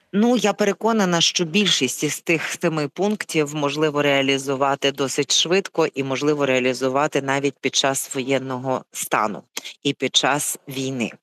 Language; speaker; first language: Ukrainian; native; Ukrainian